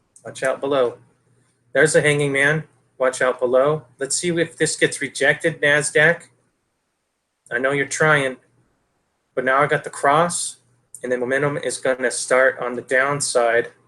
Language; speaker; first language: English; native; English